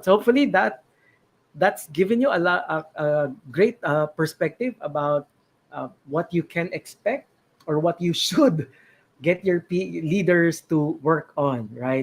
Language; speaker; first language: English; non-native, local second language; Filipino